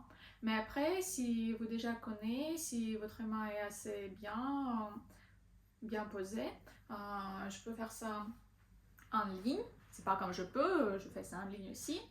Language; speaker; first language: French; non-native, learner; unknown